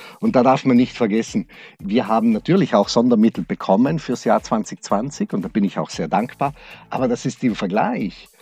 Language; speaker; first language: German; native; German